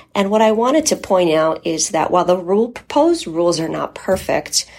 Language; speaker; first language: English; early bilingual, other home language; Polish